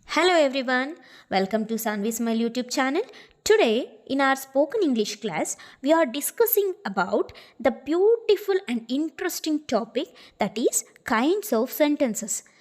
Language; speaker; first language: English; non-native, local second language; Kannada